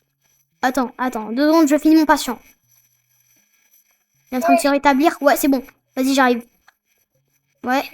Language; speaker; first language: French; native; French